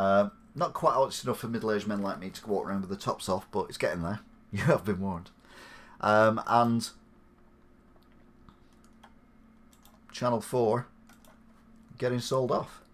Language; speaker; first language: English; native; English